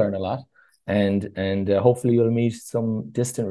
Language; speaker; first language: English; native; English